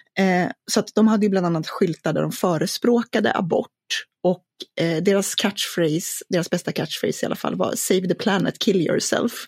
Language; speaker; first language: Swedish; native; Swedish